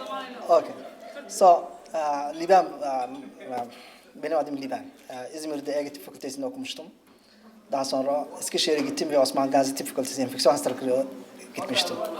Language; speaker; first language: Turkish; non-native, fluent; Somali